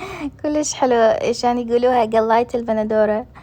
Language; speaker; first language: Arabic; native; Arabic